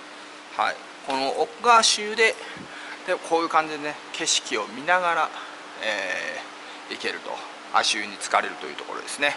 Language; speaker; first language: Japanese; native; Japanese